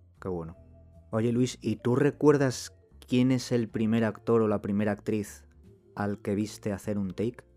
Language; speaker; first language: Spanish; native; Spanish